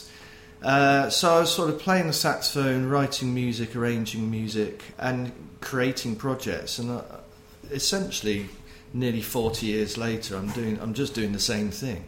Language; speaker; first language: English; native; English